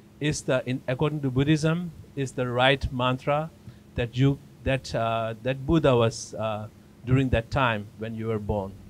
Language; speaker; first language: English; non-native, fluent; Tibetan